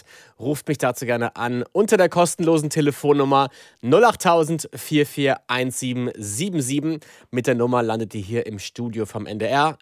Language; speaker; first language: German; native; German